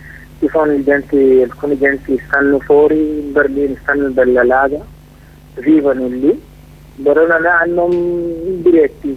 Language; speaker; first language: Italian; non-native, learner; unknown